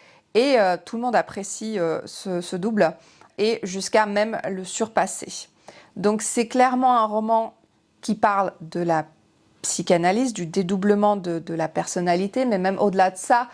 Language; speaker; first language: French; native; French